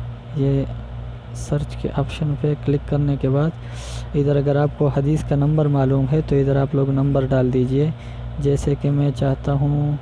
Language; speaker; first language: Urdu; non-native, local second language; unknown